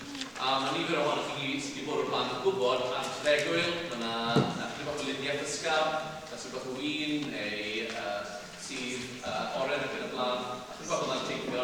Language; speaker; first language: Welsh; native; Welsh